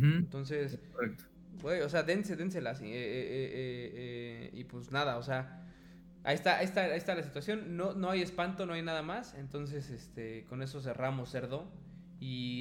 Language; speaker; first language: Spanish; native; Spanish